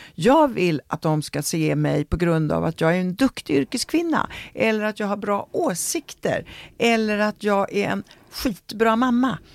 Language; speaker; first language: Swedish; early bilingual, other home language; Italian